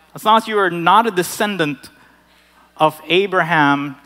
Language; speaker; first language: English; non-native, local second language; Filipino